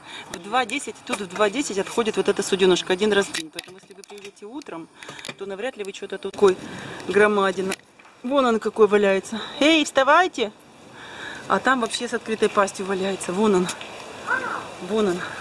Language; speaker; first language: Russian; native; Russian